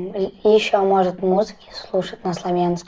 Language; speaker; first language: Russian; early bilingual, heritage; Russian